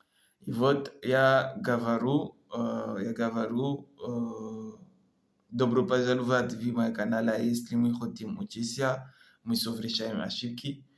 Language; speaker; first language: Russian; non-native, learner; French